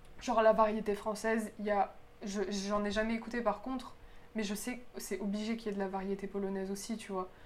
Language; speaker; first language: French; early bilingual, other home language; Polish